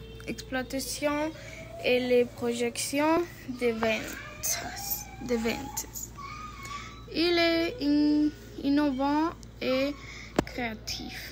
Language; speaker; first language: French; non-native, learner; Spanish